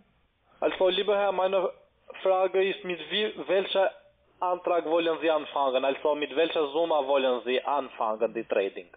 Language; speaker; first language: German; non-native, learner; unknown